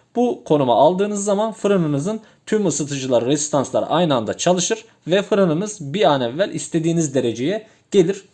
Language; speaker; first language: Turkish; native; Turkish